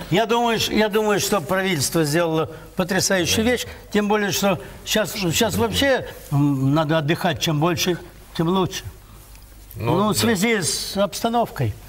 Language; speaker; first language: Russian; native; Russian